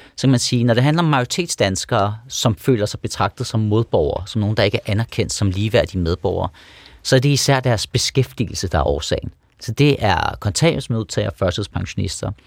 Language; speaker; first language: Danish; early bilingual, other home language; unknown